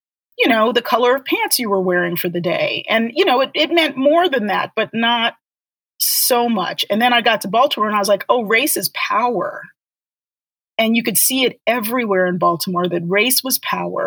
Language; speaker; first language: English; native; English